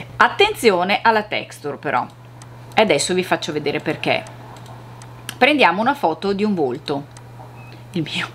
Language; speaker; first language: Italian; native; Italian